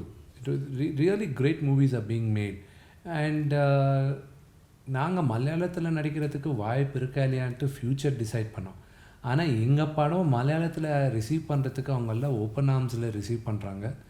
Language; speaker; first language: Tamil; non-native, local second language; Telugu